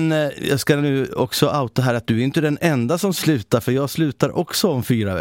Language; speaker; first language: Swedish; native; Swedish